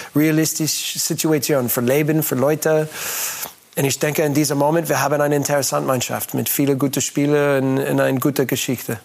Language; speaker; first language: German; non-native, learner; English